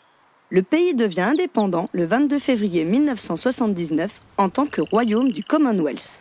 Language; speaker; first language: French; native; French